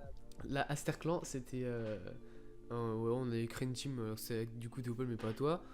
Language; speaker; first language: French; native; French